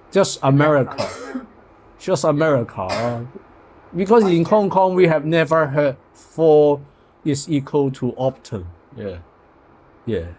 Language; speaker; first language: English; non-native, learner; Cantonese